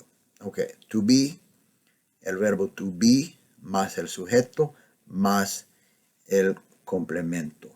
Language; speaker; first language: Spanish; non-native, fluent; English